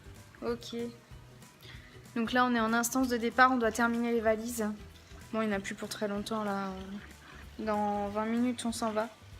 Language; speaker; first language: French; native; French